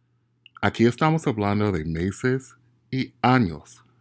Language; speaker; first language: Spanish; non-native, fluent; English